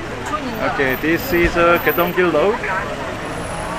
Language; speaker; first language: English; non-native, fluent; Korean